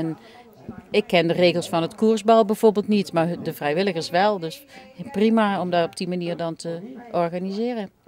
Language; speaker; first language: Dutch; native; Dutch